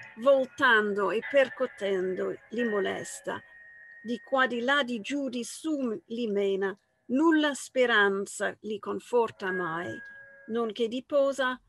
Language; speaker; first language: Italian; non-native, fluent; English